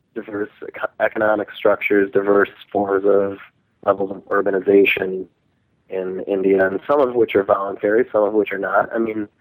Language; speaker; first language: English; early bilingual, other home language; Hindi